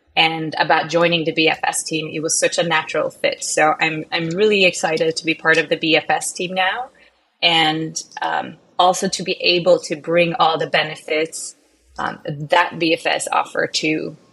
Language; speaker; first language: English; non-native, fluent; Swedish